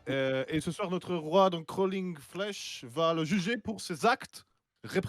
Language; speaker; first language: French; native; French